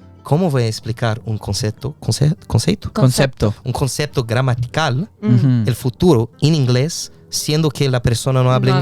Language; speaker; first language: Spanish; non-native, fluent; English